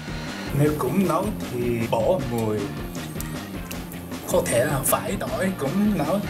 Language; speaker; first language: Vietnamese; non-native, learner; Japanese